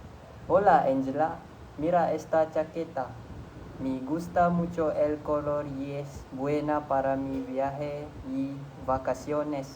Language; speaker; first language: Spanish; non-native, learner; Malay